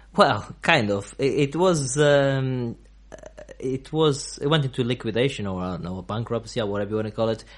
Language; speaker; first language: English; non-native, fluent; Portuguese